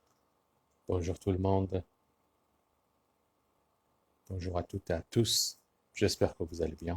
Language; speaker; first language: French; non-native, fluent; Persian